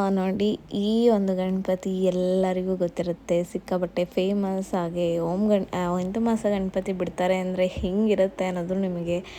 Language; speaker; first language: Kannada; non-native, local second language; Marathi